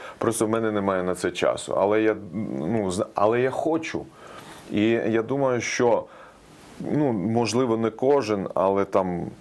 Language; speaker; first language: Ukrainian; non-native, local second language; Russian